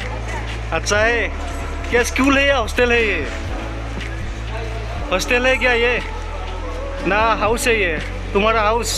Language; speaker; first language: Hindi; non-native, local second language; Assamese